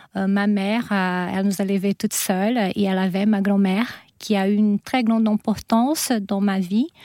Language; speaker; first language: French; non-native, fluent; Portuguese